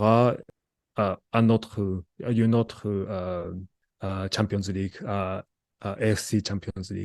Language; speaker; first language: French; non-native, learner; Japanese